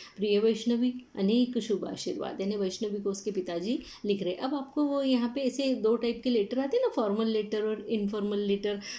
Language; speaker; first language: Hindi; non-native, local second language; Marathi